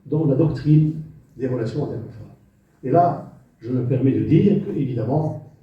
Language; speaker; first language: French; non-native, local second language; Arabic